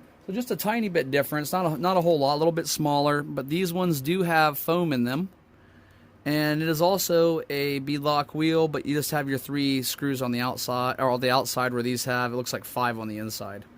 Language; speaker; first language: English; native; English